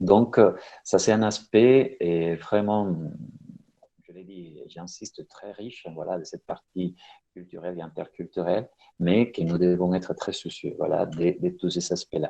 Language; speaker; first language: French; non-native, fluent; Spanish